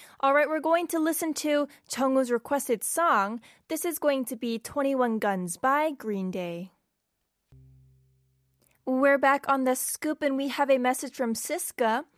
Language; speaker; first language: English; non-native, fluent; Korean